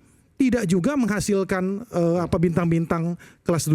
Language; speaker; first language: Indonesian; native; Indonesian